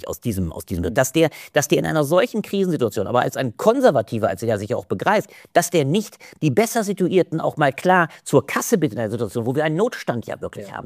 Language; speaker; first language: German; native; German